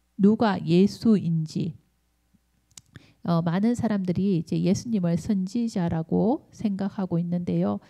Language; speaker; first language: Korean; native; Korean